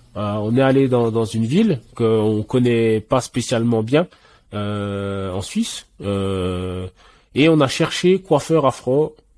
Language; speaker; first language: French; early bilingual, other home language; Haitian Creole